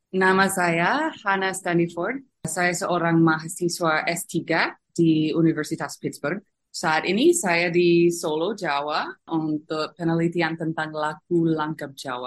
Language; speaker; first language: Indonesian; non-native, fluent; English